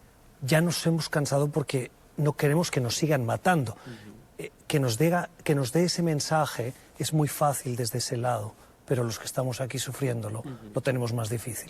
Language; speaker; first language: Spanish; native; Spanish